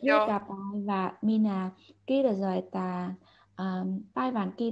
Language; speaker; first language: Finnish; non-native, learner; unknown